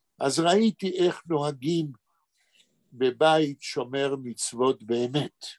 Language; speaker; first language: Hebrew; non-native, fluent; Spanish